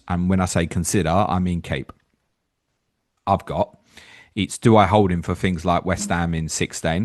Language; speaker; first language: English; native; English